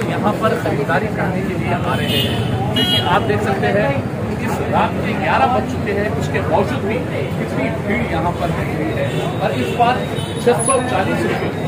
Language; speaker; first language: Hindi; non-native, local second language; Urdu